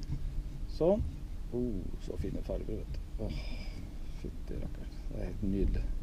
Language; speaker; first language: Norwegian; native; Norwegian